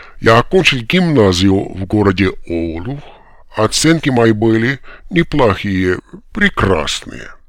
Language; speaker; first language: Russian; non-native, learner; Finnish